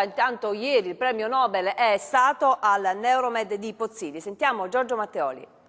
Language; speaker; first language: Italian; native; Italian